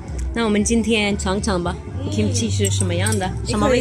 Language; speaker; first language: Chinese; non-native, fluent; Urdu